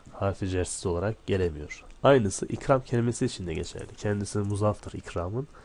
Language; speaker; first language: Turkish; native; Turkish